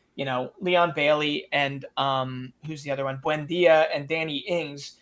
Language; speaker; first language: English; native; English